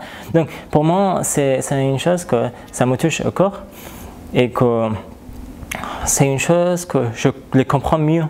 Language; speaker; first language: French; non-native, learner; Persian